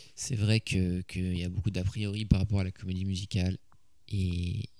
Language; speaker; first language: French; native; French